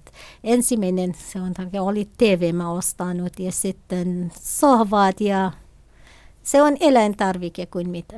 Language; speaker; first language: Finnish; non-native, learner; Kurdish